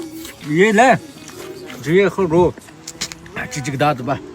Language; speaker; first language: Chinese; non-native, local second language; Uyghur